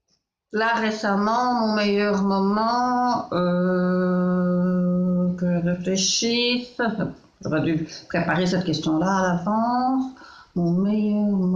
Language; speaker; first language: French; native; French